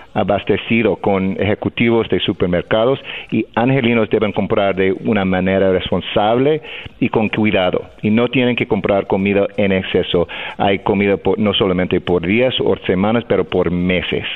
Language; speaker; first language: Spanish; non-native, fluent; English